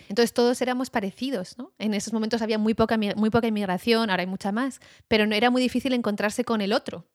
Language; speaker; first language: Spanish; native; Spanish